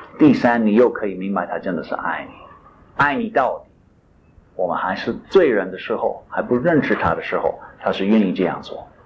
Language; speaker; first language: Chinese; non-native, fluent; English